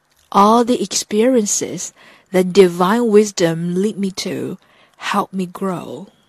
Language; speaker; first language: English; non-native, fluent; Chinese